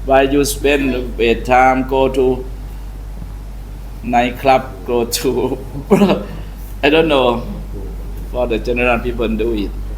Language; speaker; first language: English; non-native, learner; Thai